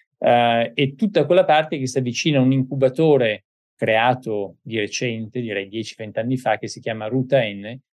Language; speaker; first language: Italian; native; Italian